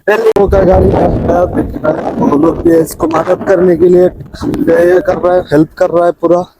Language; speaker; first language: Hindi; non-native, learner; Bangla